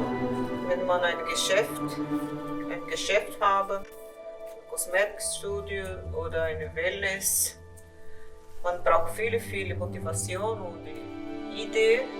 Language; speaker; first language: German; non-native, learner; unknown